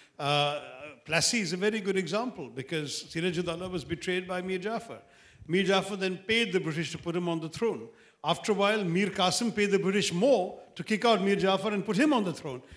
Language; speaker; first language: English; non-native, local second language; Malayalam